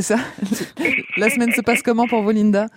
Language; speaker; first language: French; native; French